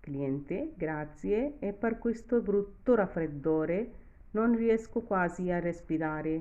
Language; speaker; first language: Italian; non-native, fluent; Urdu